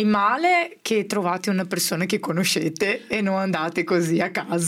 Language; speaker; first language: Italian; non-native, fluent; Portuguese